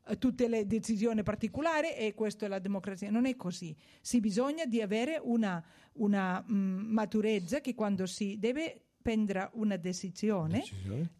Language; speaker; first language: Italian; non-native, fluent; Spanish